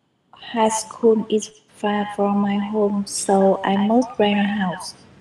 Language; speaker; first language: English; non-native, learner; Vietnamese